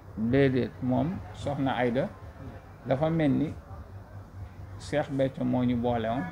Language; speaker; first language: Wolof; non-native, local second language; Jola-Fonyi